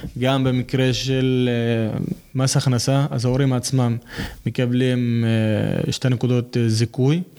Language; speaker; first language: Hebrew; non-native, local second language; Arabic